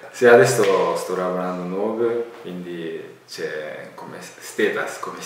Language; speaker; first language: Italian; non-native, learner; Japanese